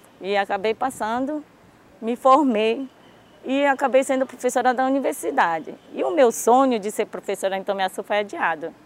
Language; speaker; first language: Portuguese; early bilingual, other home language; Japanese